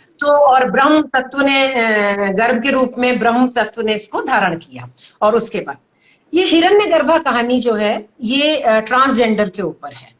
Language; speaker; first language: Hindi; native; Hindi